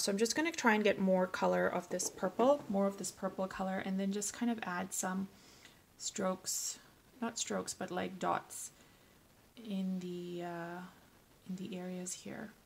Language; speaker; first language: English; native; English